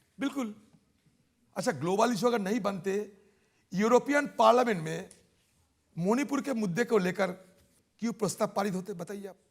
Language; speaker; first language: Hindi; non-native, local second language; Bangla